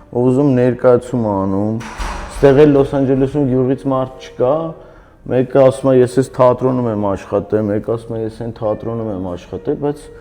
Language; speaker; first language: Armenian; native; Armenian